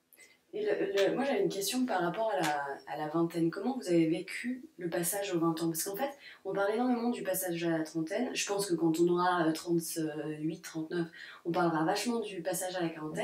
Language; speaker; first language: French; native; French